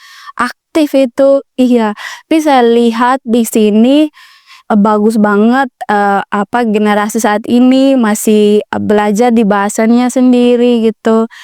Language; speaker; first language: Indonesian; non-native, learner; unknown